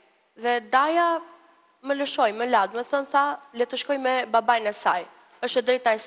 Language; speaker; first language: Albanian; early bilingual, heritage; Albanian